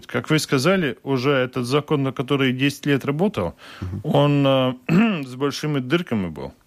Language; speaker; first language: Russian; non-native, local second language; Latvian